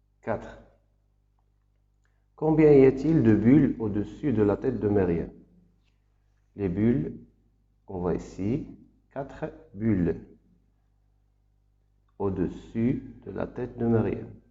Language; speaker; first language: French; non-native, local second language; Arabic